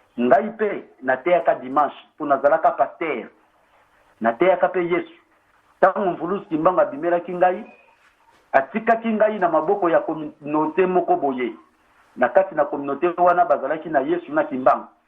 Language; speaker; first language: Lingala; non-native, local second language; Kongo